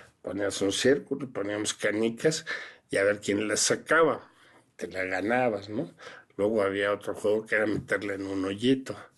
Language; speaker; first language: Spanish; early bilingual, other home language; French